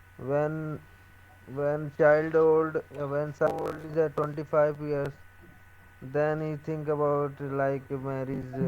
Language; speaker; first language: English; non-native, learner; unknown